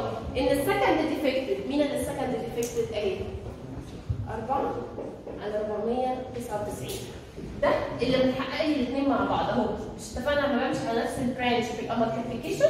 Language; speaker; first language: Arabic; native; Arabic